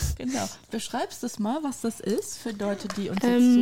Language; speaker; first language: German; native; German